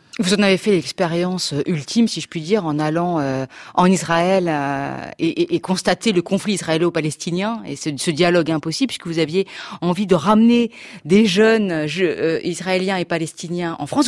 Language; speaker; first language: French; native; French